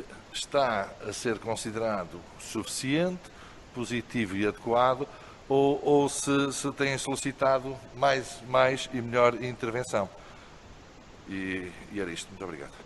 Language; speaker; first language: Portuguese; native; Portuguese